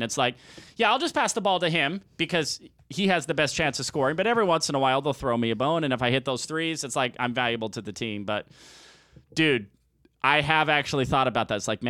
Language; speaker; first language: English; native; English